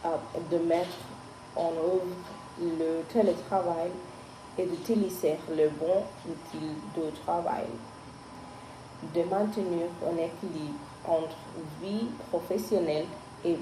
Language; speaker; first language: French; non-native, learner; Spanish